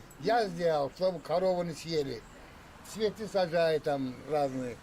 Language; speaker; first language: Russian; non-native, fluent; Azerbaijani